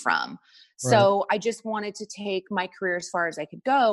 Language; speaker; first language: English; native; English